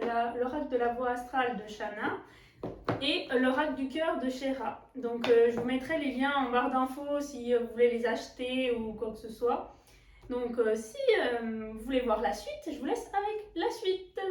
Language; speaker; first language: French; native; French